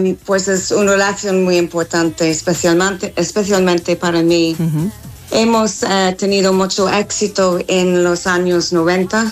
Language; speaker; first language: Spanish; non-native, fluent; English